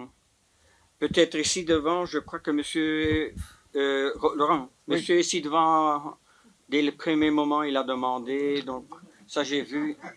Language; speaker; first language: French; non-native, local second language; Dutch